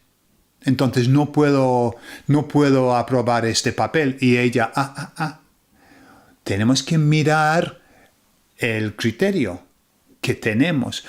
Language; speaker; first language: Spanish; non-native, fluent; English